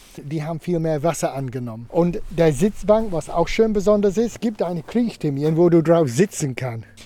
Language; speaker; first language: German; non-native, fluent; English